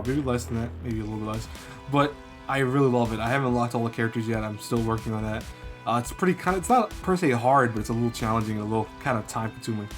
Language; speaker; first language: English; native; English